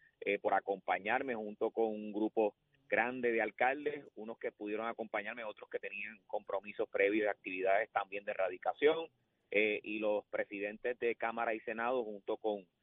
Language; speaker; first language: Spanish; native; Spanish